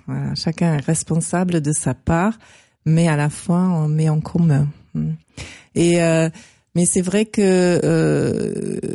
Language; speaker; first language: French; non-native, fluent; German